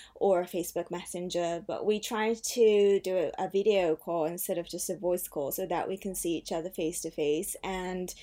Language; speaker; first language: English; early bilingual, other home language; Japanese